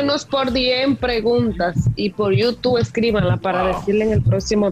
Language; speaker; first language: Spanish; native; Spanish